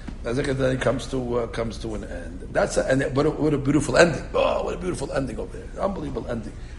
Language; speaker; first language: English; native; English